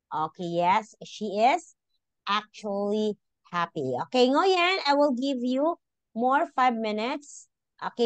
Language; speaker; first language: English; non-native, local second language; Filipino